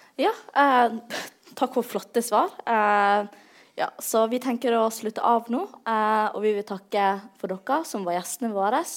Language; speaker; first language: Norwegian; native; Norwegian